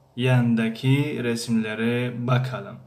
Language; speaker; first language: Turkish; non-native, fluent; Tajik